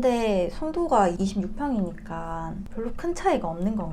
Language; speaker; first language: Korean; native; Korean